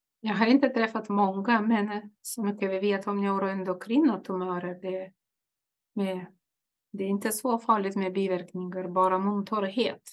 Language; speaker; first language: Swedish; non-native, fluent; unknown